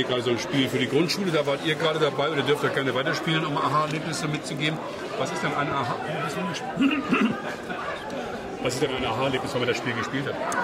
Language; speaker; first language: German; native; German